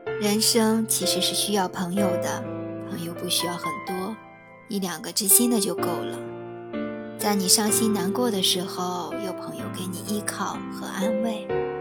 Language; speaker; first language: Chinese; native; Chinese